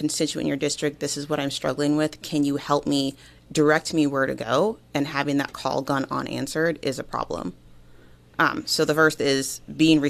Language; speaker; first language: English; native; English